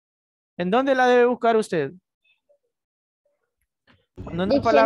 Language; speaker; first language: Spanish; native; Spanish